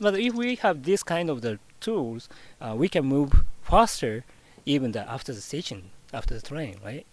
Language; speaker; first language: English; non-native, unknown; Japanese